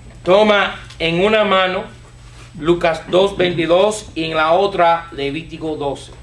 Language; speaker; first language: Spanish; non-native, fluent; English